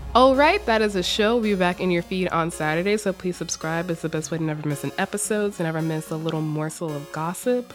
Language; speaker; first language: English; native; English